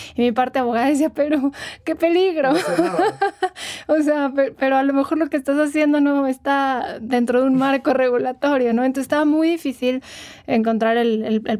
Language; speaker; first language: Spanish; native; Spanish